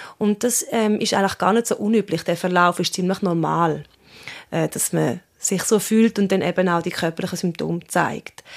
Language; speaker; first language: German; early bilingual, other home language; Swiss German